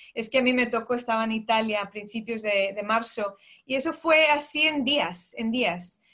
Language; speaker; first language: Spanish; early bilingual, heritage; Spanish